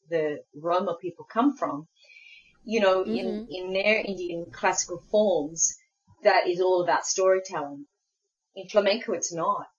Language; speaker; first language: English; early bilingual, other home language; Spanish